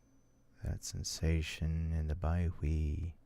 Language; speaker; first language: English; native; English